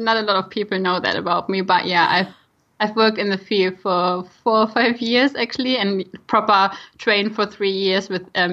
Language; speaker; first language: English; non-native, fluent; German